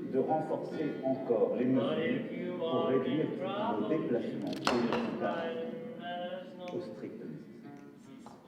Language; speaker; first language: French; native; French